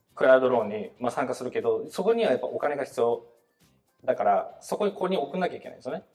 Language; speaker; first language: Japanese; native; Japanese